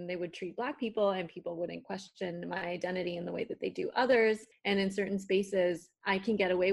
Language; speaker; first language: English; non-native, fluent; Spanish